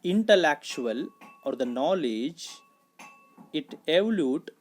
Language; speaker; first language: English; non-native, local second language; Kannada